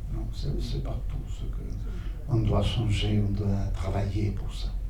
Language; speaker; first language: French; non-native, fluent; Spanish